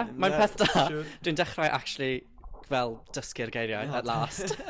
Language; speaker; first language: Welsh; non-native, fluent; English